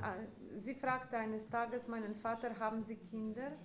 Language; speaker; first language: German; non-native, fluent; Polish